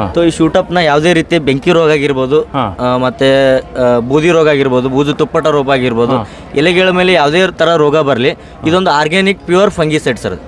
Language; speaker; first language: Kannada; native; Kannada